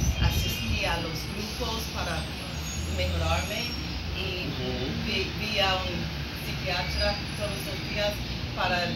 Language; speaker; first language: Spanish; non-native, learner; English